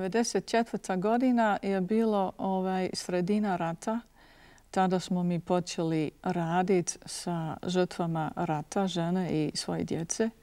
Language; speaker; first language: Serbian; non-native, fluent; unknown